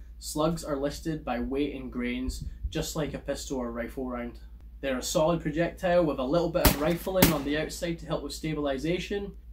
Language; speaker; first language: English; native; English